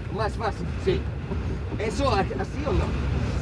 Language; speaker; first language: Spanish; non-native, learner; English